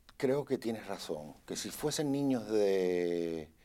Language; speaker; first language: Spanish; native; Spanish